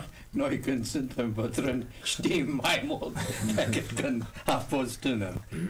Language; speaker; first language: Romanian; non-native, fluent; English